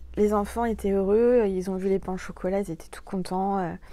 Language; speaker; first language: French; native; French